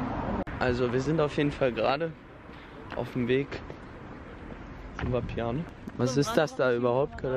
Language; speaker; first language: German; native; German